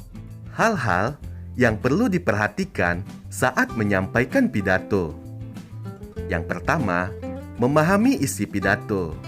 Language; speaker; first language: Indonesian; native; Indonesian